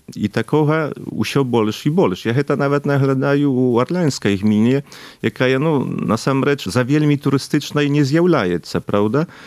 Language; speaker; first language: Belarusian; early bilingual, heritage; Belarusian